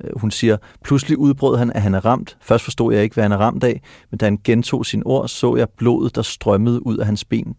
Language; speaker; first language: Danish; native; Danish